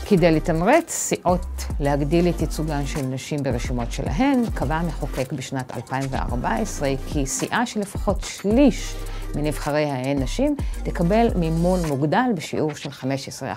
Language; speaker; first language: Hebrew; native; Hebrew